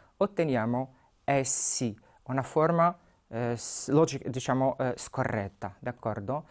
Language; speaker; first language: Italian; non-native, fluent; Arabic